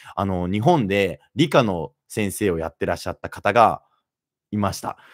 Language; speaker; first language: Japanese; native; Japanese